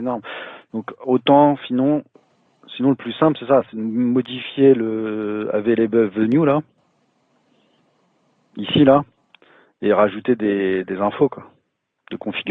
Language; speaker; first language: French; native; French